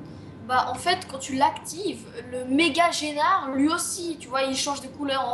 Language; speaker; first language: French; native; French